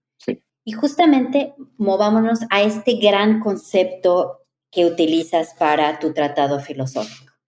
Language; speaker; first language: Spanish; native; Spanish